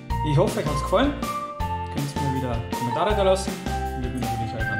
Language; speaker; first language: German; native; German